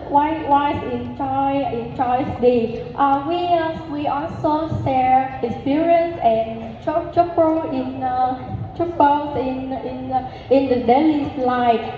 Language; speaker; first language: English; non-native, learner; Vietnamese